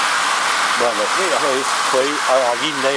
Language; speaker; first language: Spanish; non-native, local second language; Galician